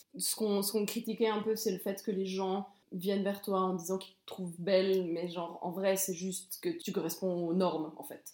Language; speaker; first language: French; native; French